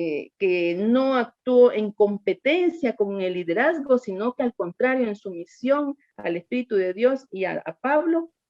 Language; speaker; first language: Spanish; native; Spanish